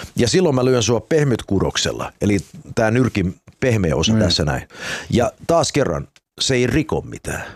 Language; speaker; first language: Finnish; early bilingual, heritage; Finnish